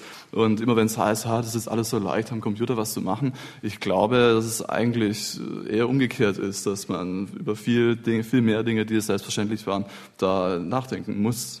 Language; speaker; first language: German; native; German